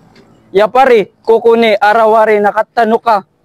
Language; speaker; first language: Japanese; non-native, learner; Filipino